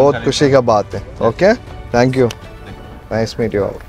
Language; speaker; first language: Hindi; non-native, learner; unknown